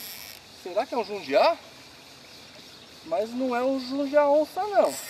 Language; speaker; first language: Portuguese; native; Portuguese